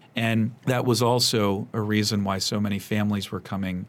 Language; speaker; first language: English; native; English